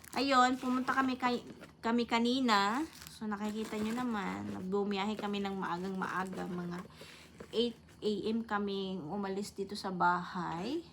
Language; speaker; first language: Filipino; non-native, local second language; Cebuano